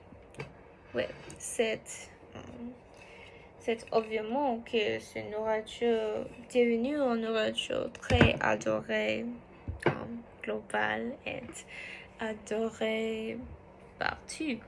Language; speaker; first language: French; non-native, learner; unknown